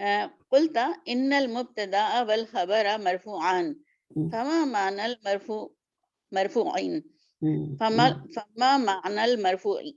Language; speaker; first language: Arabic; non-native, learner; Urdu